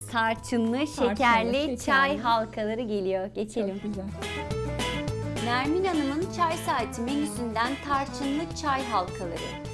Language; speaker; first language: Turkish; native; Turkish